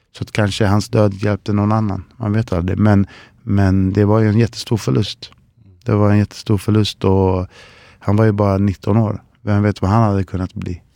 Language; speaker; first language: Swedish; early bilingual, other home language; Spanish